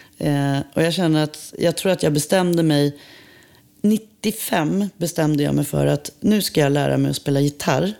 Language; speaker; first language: Swedish; native; Swedish